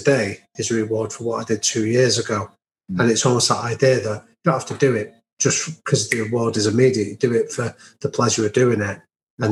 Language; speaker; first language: English; native; English